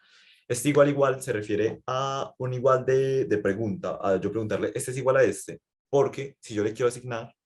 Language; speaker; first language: Spanish; native; Spanish